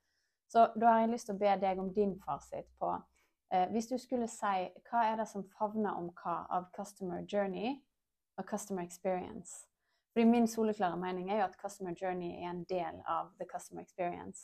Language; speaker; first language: Norwegian; native; Norwegian